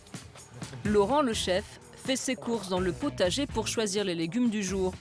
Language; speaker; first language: French; native; French